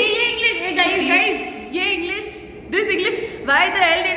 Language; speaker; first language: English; non-native, local second language; Hindi